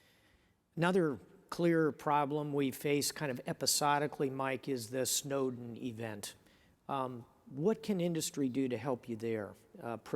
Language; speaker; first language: English; native; English